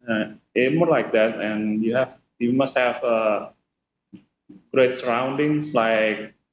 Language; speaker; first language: English; non-native, fluent; Indonesian